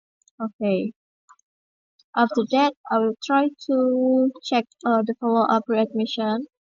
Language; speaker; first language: English; non-native, learner; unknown